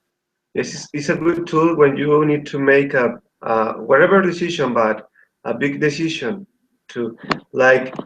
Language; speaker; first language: English; non-native, learner; Spanish